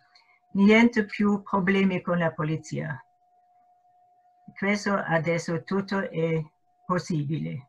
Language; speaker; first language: Italian; non-native, fluent; German